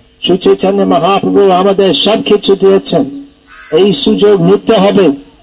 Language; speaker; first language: Bangla; non-native, fluent; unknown